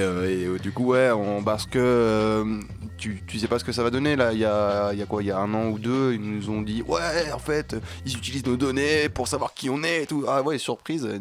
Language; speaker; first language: French; native; French